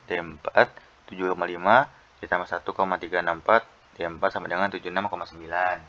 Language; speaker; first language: Indonesian; native; Indonesian